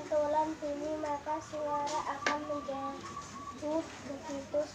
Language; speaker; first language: Indonesian; native; Indonesian